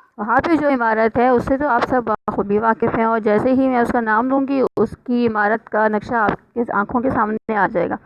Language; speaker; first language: Urdu; native; Urdu